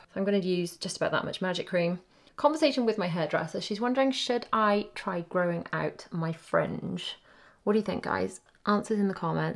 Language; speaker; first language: English; native; English